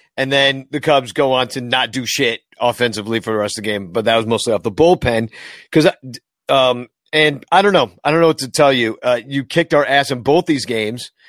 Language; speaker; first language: English; native; English